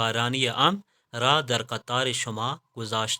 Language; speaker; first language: Persian; non-native, fluent; Urdu